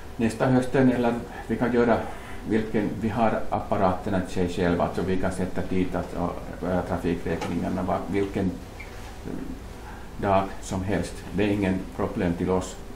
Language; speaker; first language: Swedish; native; Swedish